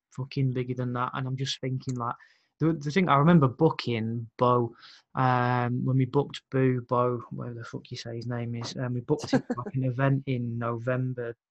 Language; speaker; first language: English; native; English